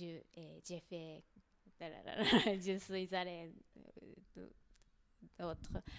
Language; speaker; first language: French; non-native, learner; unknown